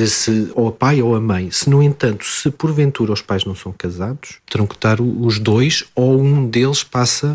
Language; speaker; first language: Portuguese; native; Portuguese